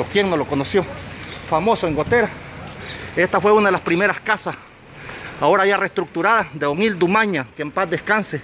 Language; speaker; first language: Spanish; native; Spanish